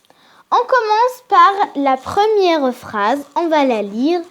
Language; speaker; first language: French; non-native, local second language; Arabic